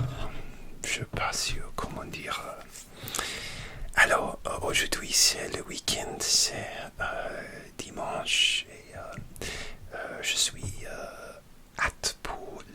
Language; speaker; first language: French; non-native, learner; English